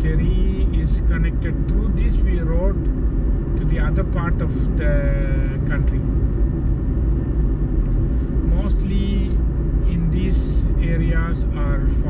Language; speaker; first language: English; non-native, fluent; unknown